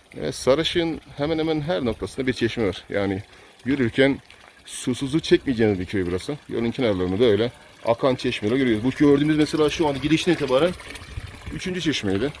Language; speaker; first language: Turkish; native; Turkish